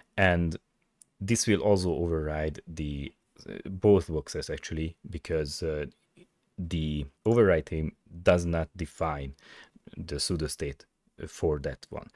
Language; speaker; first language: English; non-native, fluent; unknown